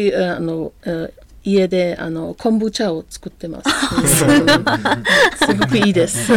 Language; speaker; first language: Japanese; non-native, learner; German